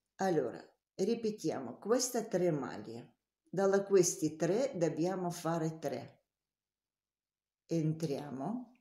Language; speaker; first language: Italian; non-native, learner; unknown